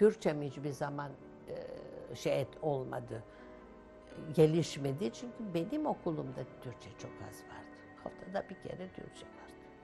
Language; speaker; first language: Turkish; non-native, local second language; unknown